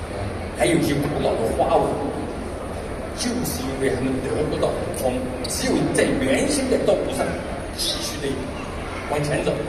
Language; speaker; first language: Chinese; native; Chinese